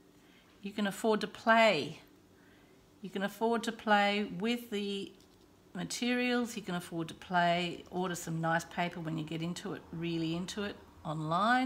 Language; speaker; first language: English; native; English